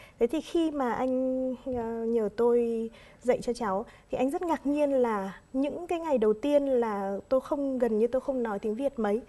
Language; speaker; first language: Vietnamese; native; Vietnamese